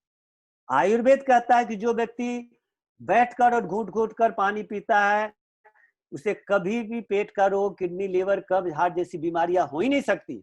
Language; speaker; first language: Hindi; native; Hindi